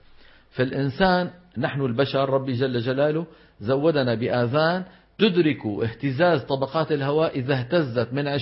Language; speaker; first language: Arabic; native; Arabic